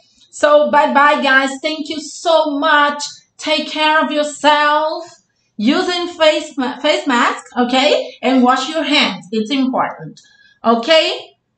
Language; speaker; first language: English; non-native, fluent; Portuguese